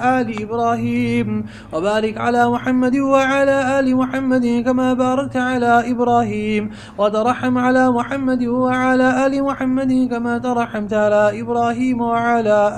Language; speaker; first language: Arabic; non-native, fluent; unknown